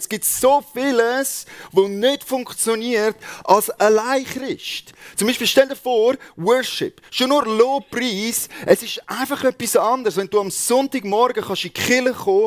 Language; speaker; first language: German; native; German